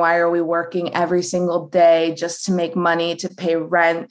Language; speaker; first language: English; native; English